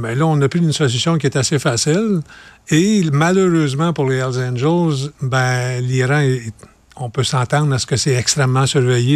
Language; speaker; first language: French; native; French